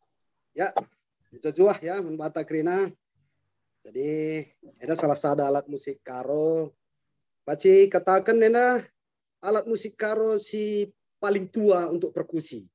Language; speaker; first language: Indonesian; non-native, local second language; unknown